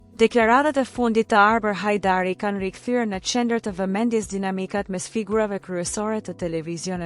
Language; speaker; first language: Albanian; native; Albanian